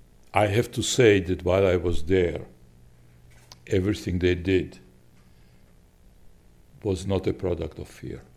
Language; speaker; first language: English; non-native, fluent; Slovak